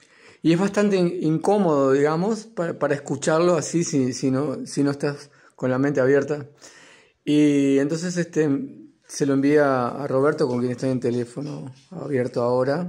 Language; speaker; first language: Spanish; native; Spanish